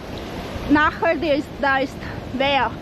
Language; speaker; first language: German; non-native, learner; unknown